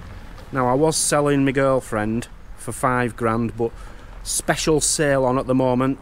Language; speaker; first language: English; native; English